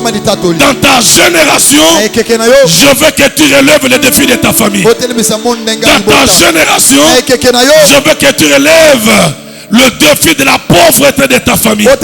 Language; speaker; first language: French; non-native, local second language; Lingala